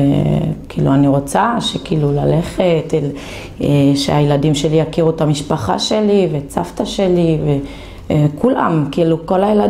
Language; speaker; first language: Hebrew; non-native, local second language; Arabic